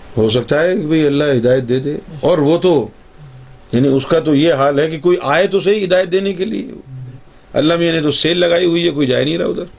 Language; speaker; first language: Urdu; native; Urdu